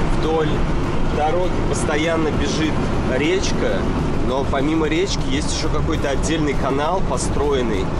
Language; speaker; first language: Russian; native; Russian